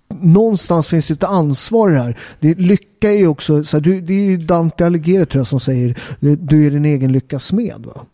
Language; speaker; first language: Swedish; early bilingual, other home language; Italian